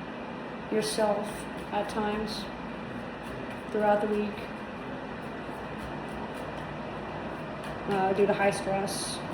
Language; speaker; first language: English; native; English